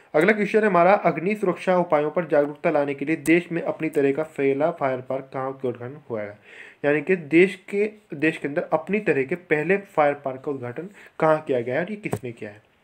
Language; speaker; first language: Hindi; native; Hindi